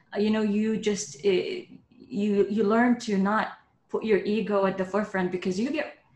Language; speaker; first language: English; non-native, fluent; Arabic